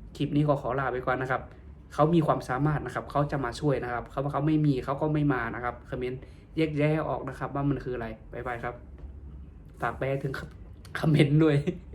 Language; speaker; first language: Thai; native; Thai